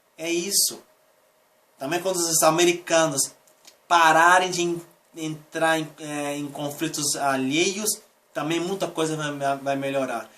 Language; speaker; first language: Portuguese; native; Portuguese